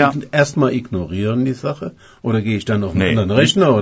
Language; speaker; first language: German; native; German